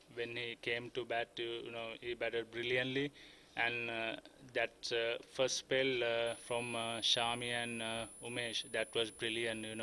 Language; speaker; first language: English; non-native, local second language; Sinhala